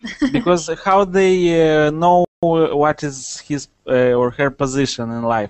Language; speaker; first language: English; non-native, learner; Russian